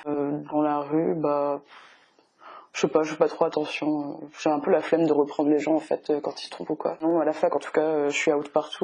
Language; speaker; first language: French; native; French